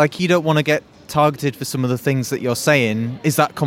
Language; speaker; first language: English; native; English